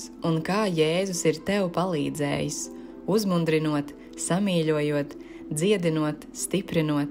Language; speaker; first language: Latvian; native; Latvian